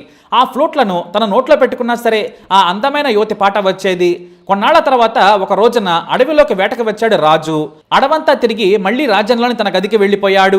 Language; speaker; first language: Telugu; native; Telugu